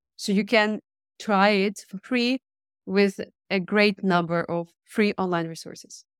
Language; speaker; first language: English; non-native, fluent; Russian